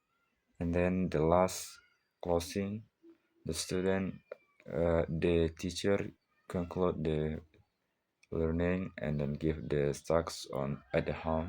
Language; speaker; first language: English; non-native, learner; Indonesian